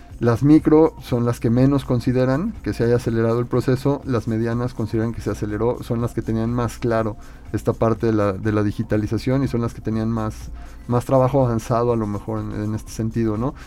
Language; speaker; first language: Spanish; native; Spanish